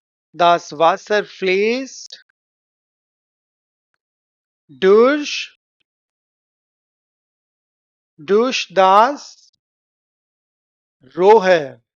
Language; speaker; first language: German; non-native, fluent; Hindi